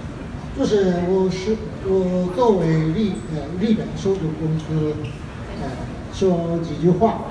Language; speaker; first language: Chinese; non-native, fluent; Japanese